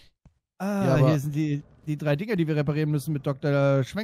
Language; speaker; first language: German; native; German